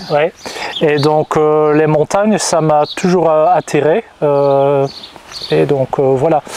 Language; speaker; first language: French; non-native, local second language; Dutch